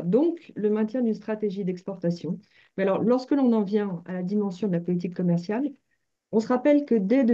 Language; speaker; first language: French; native; French